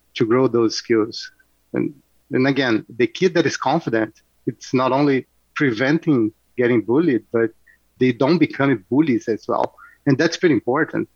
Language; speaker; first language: English; non-native, fluent; Portuguese